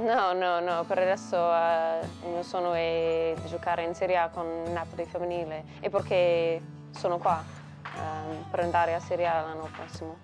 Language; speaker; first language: Italian; non-native, learner; English